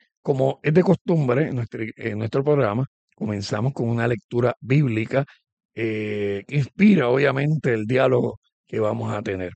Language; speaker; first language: Spanish; native; Spanish